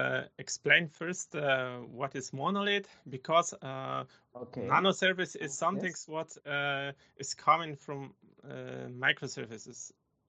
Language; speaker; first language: English; non-native, learner; Polish